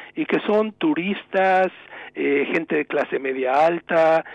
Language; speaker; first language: Spanish; native; Spanish